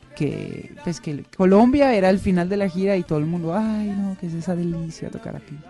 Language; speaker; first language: Spanish; non-native, fluent; Dutch